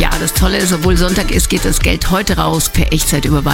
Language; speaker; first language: German; native; German